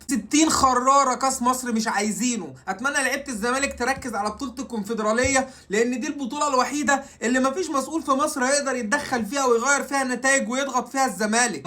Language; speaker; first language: Arabic; native; Arabic